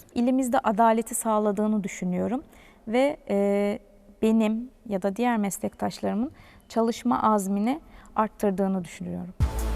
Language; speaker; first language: Turkish; native; Turkish